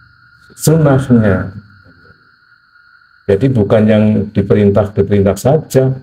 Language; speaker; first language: Indonesian; native; Indonesian